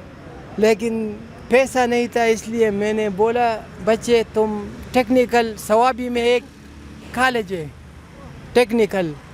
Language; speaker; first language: Hindi; non-native, local second language; Pashto